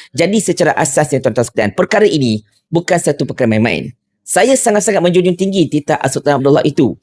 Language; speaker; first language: Malay; native; Malay